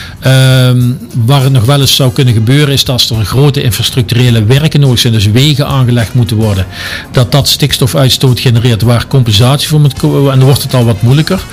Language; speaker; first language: Dutch; native; Dutch